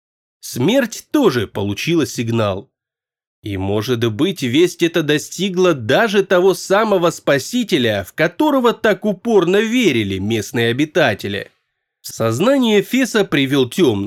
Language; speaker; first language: Russian; native; Russian